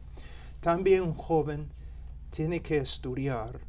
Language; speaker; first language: Spanish; non-native, fluent; English